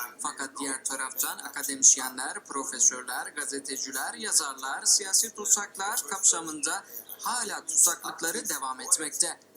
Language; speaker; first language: Turkish; native; Turkish